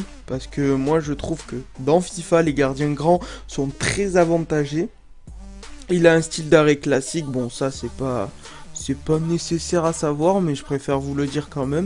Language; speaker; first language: French; native; French